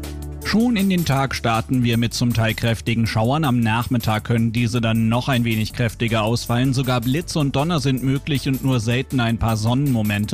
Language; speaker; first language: German; native; German